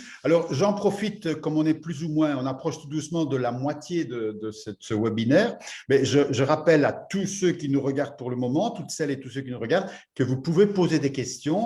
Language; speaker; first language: French; native; French